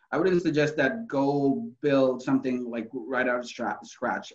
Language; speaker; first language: English; non-native, local second language; Urdu